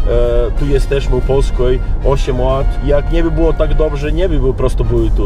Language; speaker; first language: Polish; non-native, learner; Serbian